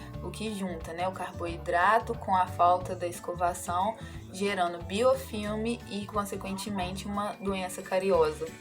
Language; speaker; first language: Portuguese; native; Portuguese